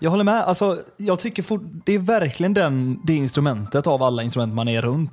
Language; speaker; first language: Swedish; native; Swedish